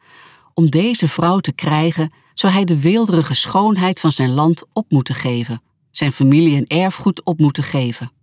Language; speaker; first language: Dutch; native; Dutch